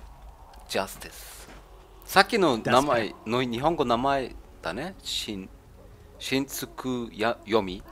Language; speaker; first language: Japanese; non-native, learner; German